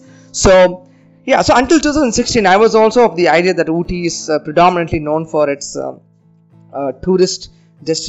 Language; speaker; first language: English; non-native, local second language; Tamil